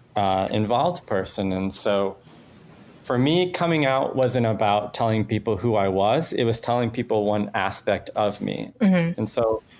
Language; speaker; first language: English; non-native, fluent; Spanish